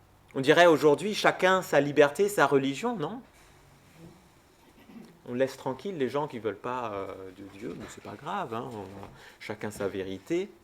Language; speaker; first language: French; native; French